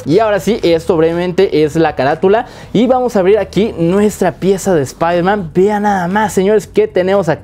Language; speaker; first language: Spanish; native; Spanish